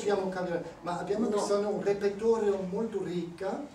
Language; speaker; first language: Italian; non-native, learner; German